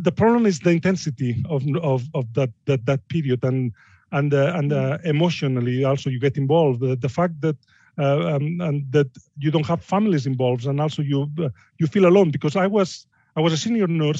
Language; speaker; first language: English; non-native, fluent; Spanish